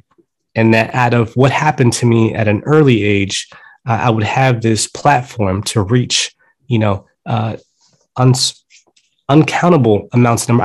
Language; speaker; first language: English; early bilingual, other home language; Spanish